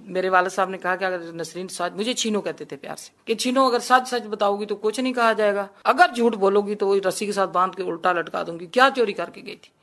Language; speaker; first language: Urdu; non-native, local second language; Punjabi